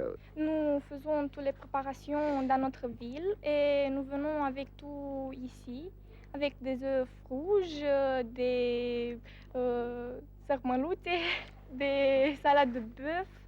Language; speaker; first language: French; non-native, fluent; Romanian